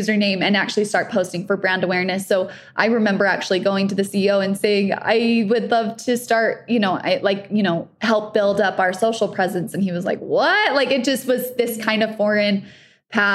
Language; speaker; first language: English; native; English